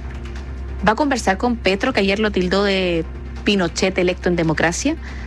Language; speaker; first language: Spanish; native; Spanish